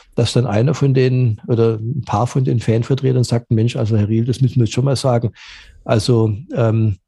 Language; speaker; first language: German; native; German